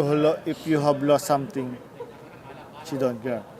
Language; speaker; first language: English; non-native, local second language; Filipino